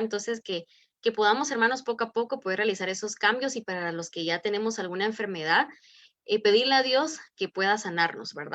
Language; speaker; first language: Spanish; native; Spanish